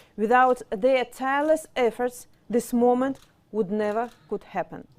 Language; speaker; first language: English; non-native, fluent; Russian